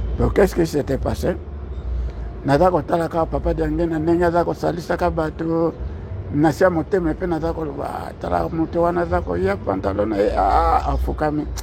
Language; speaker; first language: Lingala; non-native, local second language; Kongo